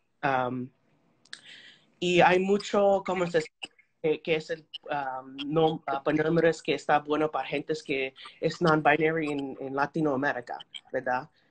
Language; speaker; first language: Spanish; early bilingual, heritage; Spanish